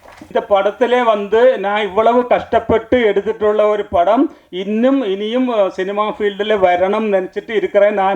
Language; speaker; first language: Tamil; non-native, learner; Malayalam